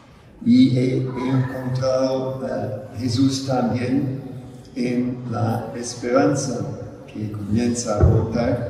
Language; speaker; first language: Spanish; non-native, fluent; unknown